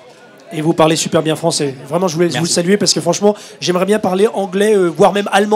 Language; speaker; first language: French; native; French